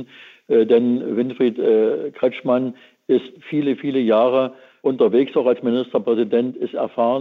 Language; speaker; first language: German; native; German